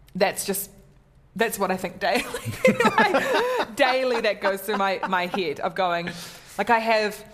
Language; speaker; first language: English; native; English